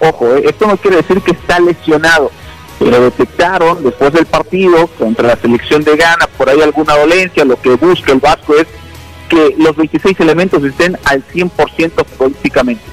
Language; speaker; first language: Spanish; native; Spanish